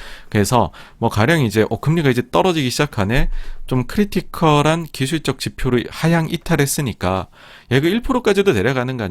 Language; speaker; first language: Korean; native; Korean